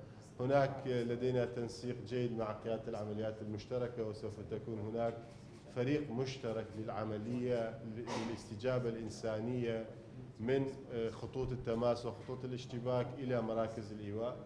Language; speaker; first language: Arabic; native; Arabic